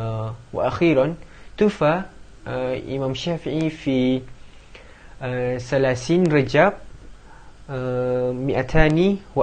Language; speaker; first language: Arabic; non-native, learner; Malay